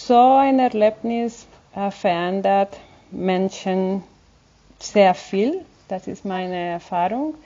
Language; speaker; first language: German; non-native, fluent; Spanish